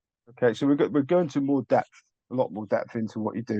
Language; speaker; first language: English; native; English